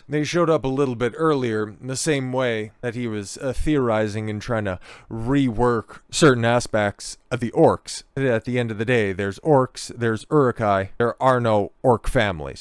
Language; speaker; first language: English; native; English